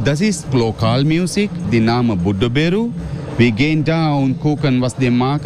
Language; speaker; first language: German; non-native, learner; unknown